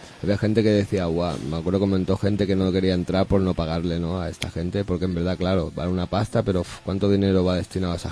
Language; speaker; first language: Spanish; native; Spanish